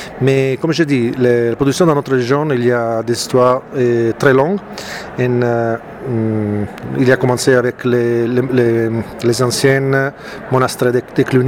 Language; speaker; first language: French; non-native, fluent; Italian